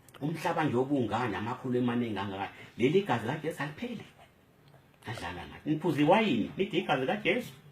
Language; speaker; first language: Zulu; native; Zulu